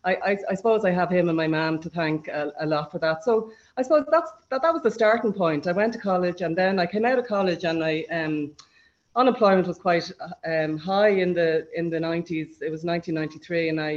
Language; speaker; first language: English; native; English